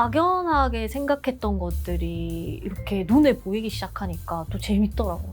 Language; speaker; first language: Korean; native; Korean